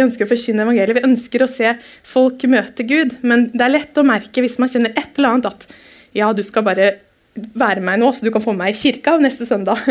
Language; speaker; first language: Norwegian; native; Norwegian